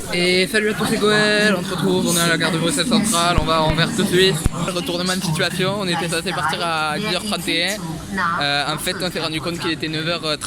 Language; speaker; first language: French; native; French